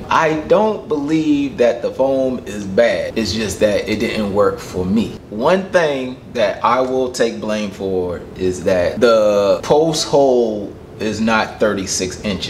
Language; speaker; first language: English; native; English